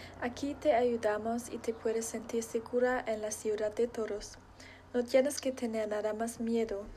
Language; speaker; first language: Spanish; non-native, learner; German